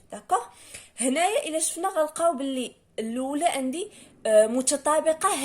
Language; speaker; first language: Arabic; native; Arabic